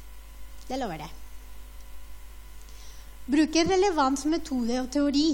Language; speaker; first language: Norwegian; non-native, fluent; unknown